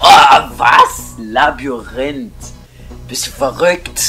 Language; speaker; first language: German; native; German